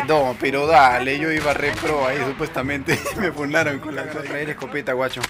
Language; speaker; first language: Spanish; native; Spanish